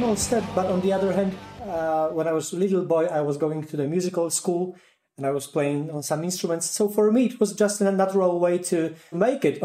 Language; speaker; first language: English; non-native, fluent; Polish